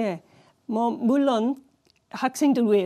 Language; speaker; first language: Korean; non-native, learner; English